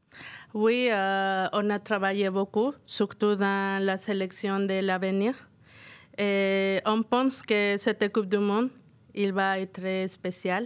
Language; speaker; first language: French; non-native, fluent; Spanish